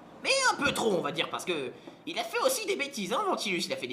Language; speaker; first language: French; native; French